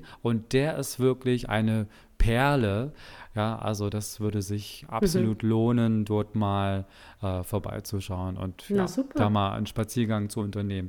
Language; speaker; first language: German; native; German